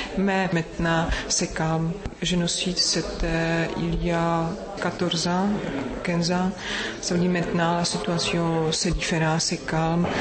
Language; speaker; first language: French; non-native, learner; Czech